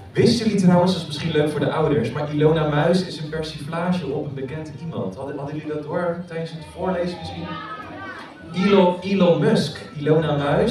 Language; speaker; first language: Dutch; native; Dutch